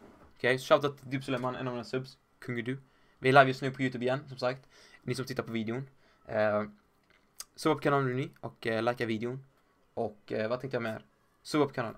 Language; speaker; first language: Swedish; native; Swedish